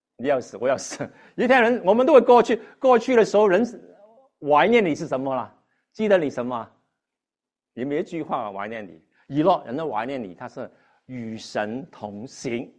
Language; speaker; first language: Chinese; non-native, local second language; Cantonese